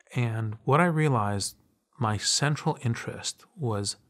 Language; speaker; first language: English; native; English